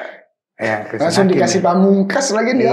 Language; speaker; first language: Indonesian; native; Indonesian